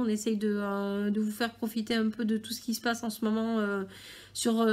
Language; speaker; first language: French; native; French